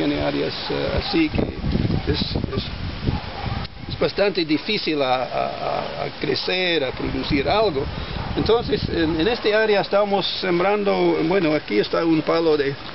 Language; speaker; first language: Spanish; non-native, fluent; English